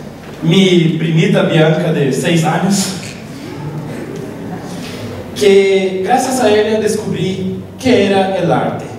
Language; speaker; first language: Spanish; non-native, local second language; Portuguese